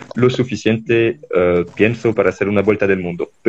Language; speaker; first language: Spanish; non-native, fluent; French